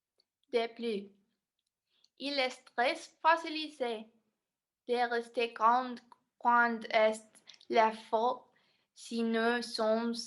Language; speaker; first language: French; non-native, learner; Spanish